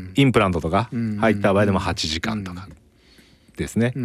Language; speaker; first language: Japanese; native; Japanese